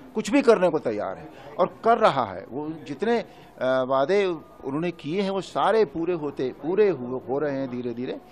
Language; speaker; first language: Hindi; native; Hindi